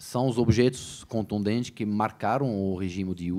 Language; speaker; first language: Portuguese; native; Portuguese